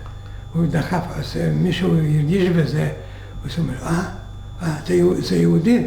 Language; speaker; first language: Hebrew; non-native, fluent; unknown